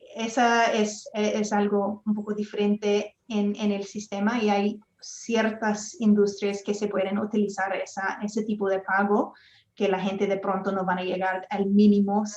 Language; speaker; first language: Spanish; non-native, fluent; English